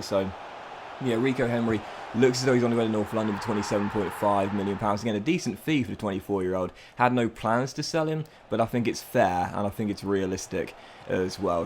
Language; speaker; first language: English; native; English